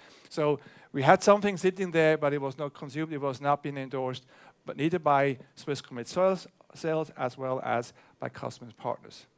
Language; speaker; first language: English; non-native, fluent; German